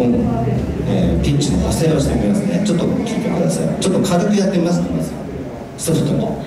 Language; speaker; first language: Japanese; native; Japanese